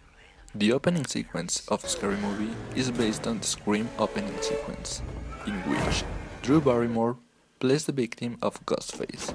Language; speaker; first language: English; non-native, fluent; Spanish